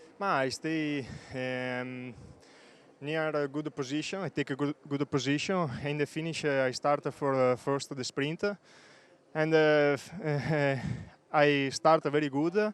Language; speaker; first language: English; non-native, learner; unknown